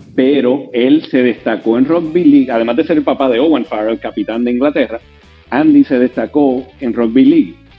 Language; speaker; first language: Spanish; native; Spanish